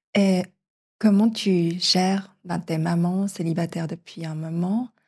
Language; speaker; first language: French; native; French